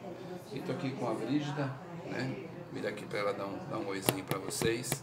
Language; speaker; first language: Portuguese; native; Portuguese